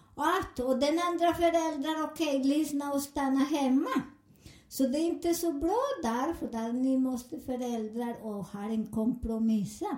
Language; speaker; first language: Swedish; non-native, learner; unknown